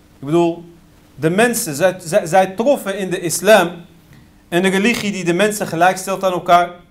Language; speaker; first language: Dutch; early bilingual, other home language; Riffian